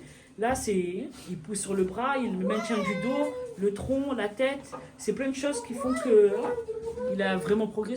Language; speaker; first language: French; native; French